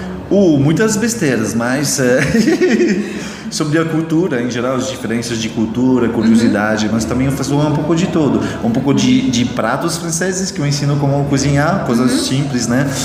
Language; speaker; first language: Portuguese; non-native, fluent; French